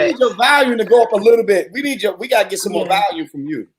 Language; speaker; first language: English; native; English